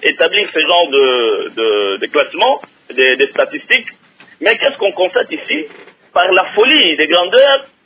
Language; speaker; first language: French; non-native, local second language; Lingala